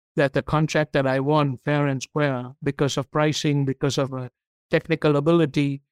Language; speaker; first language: English; non-native, local second language; Tamil